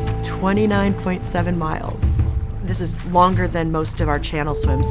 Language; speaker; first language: English; native; English